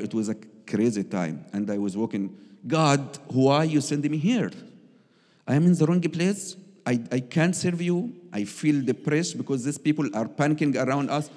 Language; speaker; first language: English; non-native, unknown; Arabic